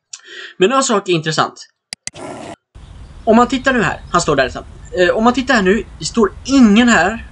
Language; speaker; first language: Swedish; native; Swedish